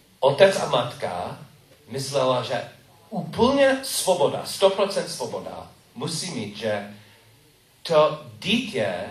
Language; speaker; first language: Czech; non-native, learner; English